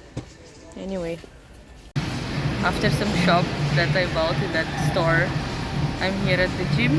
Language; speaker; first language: English; non-native, learner; Portuguese